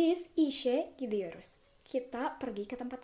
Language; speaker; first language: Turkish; non-native, fluent; Indonesian